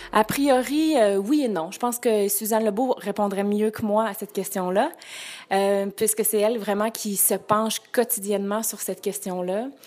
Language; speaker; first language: French; native; French